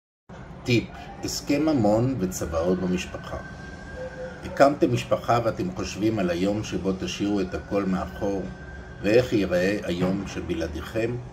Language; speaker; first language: Hebrew; native; Hebrew